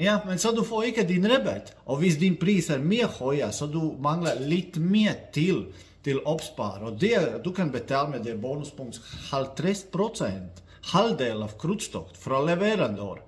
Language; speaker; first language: Danish; non-native, fluent; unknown